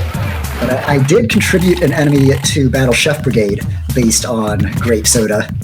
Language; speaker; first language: English; native; English